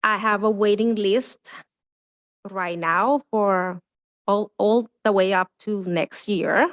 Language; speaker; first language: English; non-native, fluent; Spanish